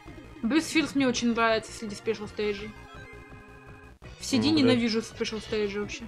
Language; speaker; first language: Russian; native; Russian